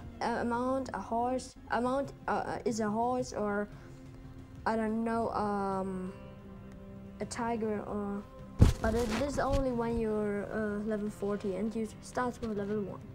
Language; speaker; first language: English; non-native, learner; German